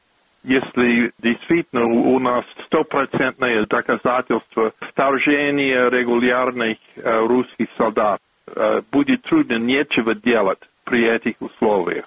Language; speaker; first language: Russian; non-native, fluent; English